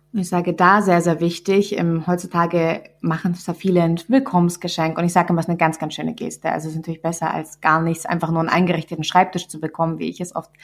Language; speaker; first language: German; native; German